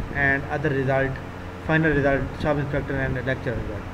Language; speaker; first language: English; non-native, local second language; Urdu